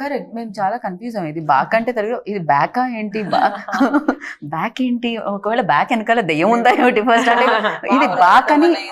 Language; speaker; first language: Telugu; native; Telugu